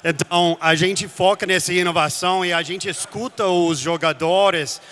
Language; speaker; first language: Portuguese; non-native, fluent; English